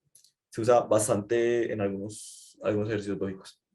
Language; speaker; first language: Spanish; native; Spanish